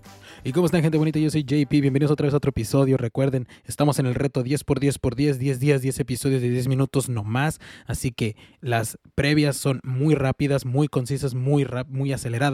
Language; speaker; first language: Spanish; early bilingual, heritage; Spanish